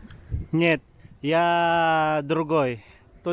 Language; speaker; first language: Russian; non-native, learner; Filipino